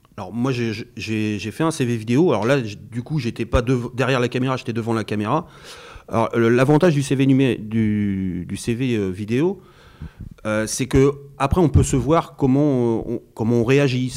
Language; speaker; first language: French; native; French